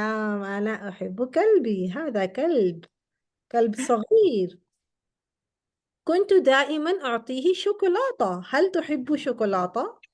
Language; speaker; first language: Arabic; non-native, fluent; Urdu